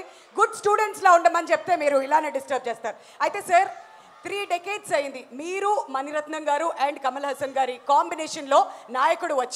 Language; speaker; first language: Telugu; native; Telugu